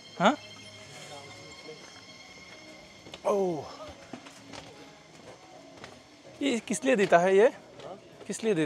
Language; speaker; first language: Hindi; non-native, learner; Bangla